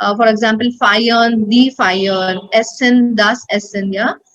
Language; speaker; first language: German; non-native, learner; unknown